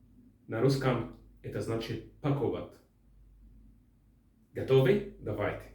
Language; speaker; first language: Russian; non-native, learner; Arabic